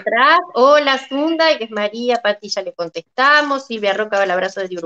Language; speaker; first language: Spanish; native; Spanish